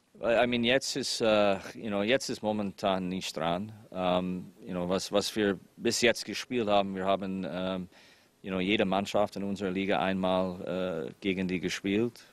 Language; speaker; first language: German; non-native, fluent; English